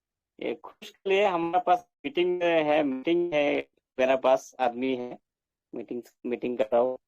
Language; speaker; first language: Hindi; non-native, local second language; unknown